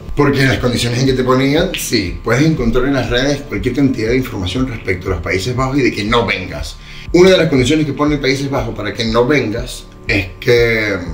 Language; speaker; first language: Spanish; native; Spanish